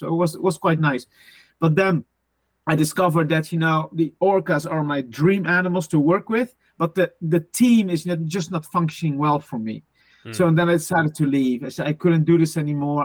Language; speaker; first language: English; non-native, fluent; Dutch